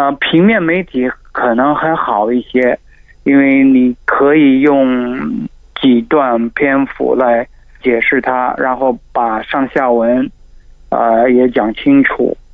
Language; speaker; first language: Chinese; non-native, fluent; Filipino